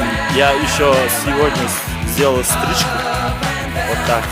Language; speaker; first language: Russian; non-native, local second language; Kazakh